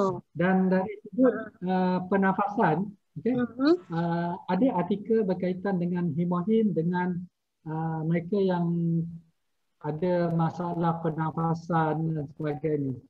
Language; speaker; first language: Malay; native; Malay